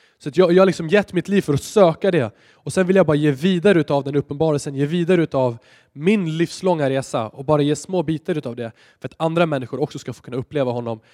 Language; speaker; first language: Swedish; native; Swedish